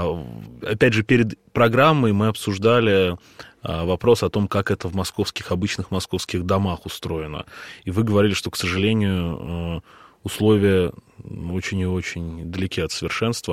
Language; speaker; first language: Russian; native; Russian